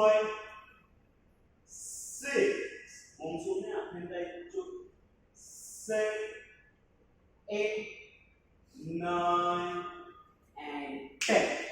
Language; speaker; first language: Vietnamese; non-native, learner; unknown